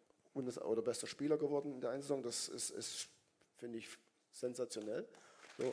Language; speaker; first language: German; native; German